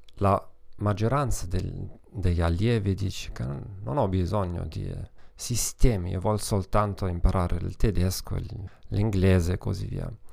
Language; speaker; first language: Italian; non-native, learner; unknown